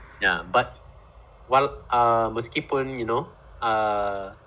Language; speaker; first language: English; non-native, fluent; Indonesian